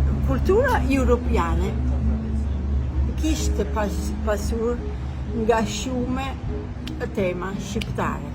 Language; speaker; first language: Albanian; non-native, learner; Italian